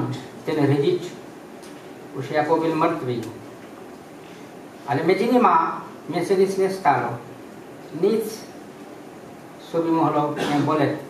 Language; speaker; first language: Czech; non-native, fluent; Ukrainian